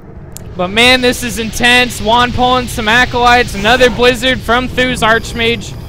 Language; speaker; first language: English; native; English